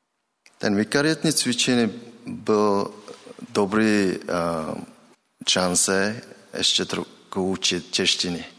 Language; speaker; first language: Czech; non-native, learner; Mongolian